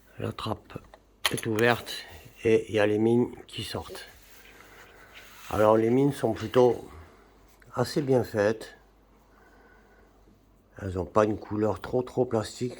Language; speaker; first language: French; native; French